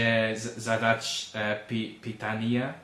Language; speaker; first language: Polish; non-native, learner; English